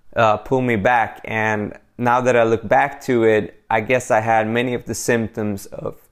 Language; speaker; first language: English; non-native, fluent; Swedish